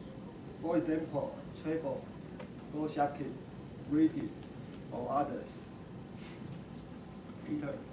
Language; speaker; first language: English; non-native, learner; Chinese